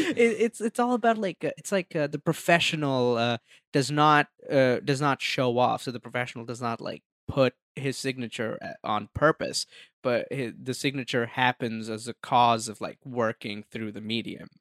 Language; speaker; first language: English; non-native, local second language; Hindi